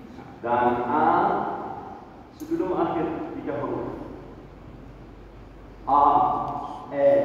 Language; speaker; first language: Indonesian; non-native, learner; Arabic